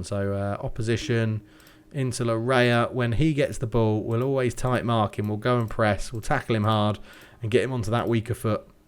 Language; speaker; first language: English; native; English